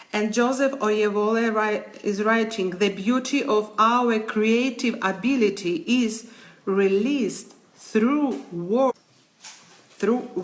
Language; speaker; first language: English; non-native, learner; Ukrainian